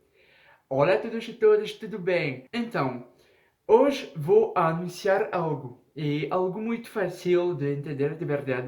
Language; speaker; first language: Portuguese; non-native, learner; French